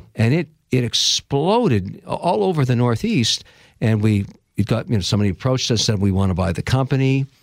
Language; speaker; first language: English; native; English